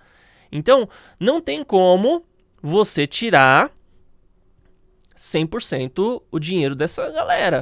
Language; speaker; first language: Portuguese; native; Portuguese